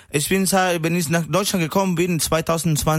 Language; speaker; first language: German; non-native, learner; Spanish